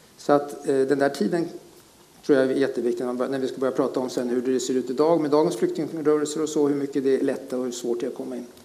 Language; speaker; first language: Swedish; early bilingual, other home language; German